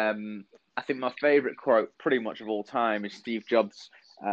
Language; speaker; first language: English; native; English